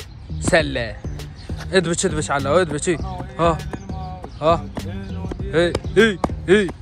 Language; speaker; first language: Arabic; native; Arabic